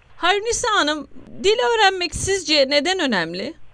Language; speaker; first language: Turkish; native; Turkish